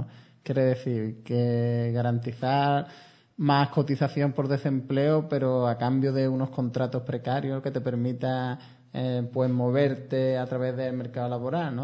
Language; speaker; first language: Spanish; native; Spanish